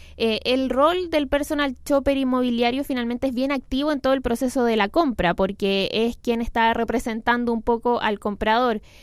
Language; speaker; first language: Spanish; native; Spanish